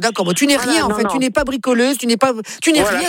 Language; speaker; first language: French; native; French